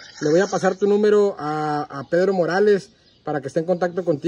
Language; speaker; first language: Spanish; native; Spanish